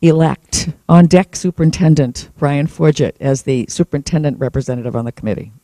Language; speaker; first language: English; native; English